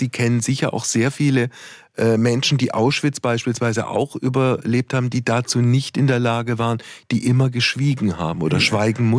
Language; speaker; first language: German; native; German